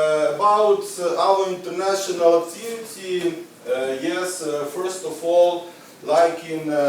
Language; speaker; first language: English; non-native, learner; Ukrainian